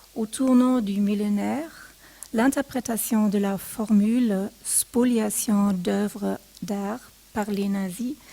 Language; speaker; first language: French; non-native, fluent; German